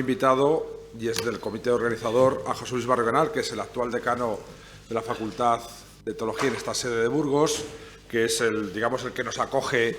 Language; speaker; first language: Spanish; native; Spanish